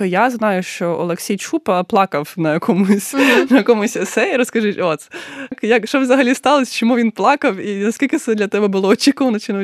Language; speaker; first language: Ukrainian; native; Ukrainian